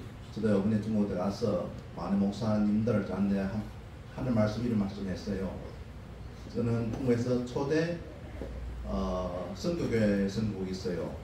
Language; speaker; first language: Korean; non-native, learner; Chinese